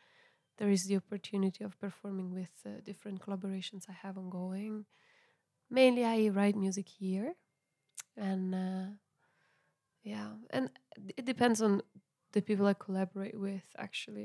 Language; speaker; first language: English; non-native, fluent; Italian